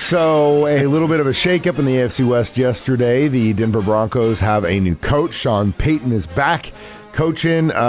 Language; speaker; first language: English; native; English